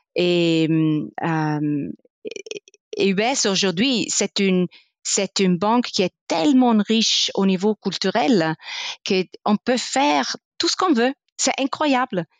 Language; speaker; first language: French; non-native, fluent; Italian